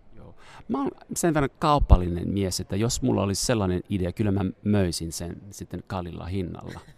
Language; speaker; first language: Finnish; non-native, fluent; French